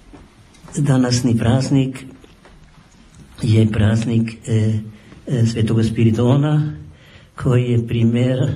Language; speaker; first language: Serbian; non-native, fluent; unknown